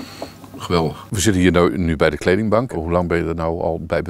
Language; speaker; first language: Dutch; native; Dutch